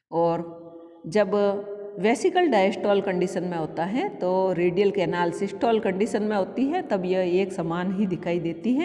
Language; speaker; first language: Hindi; native; Hindi